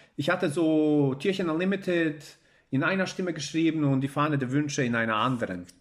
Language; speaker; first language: German; early bilingual, other home language; Bosnian